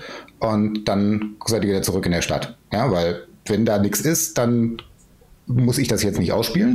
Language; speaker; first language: German; native; German